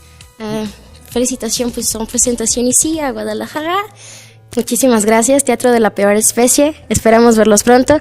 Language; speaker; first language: Spanish; native; Spanish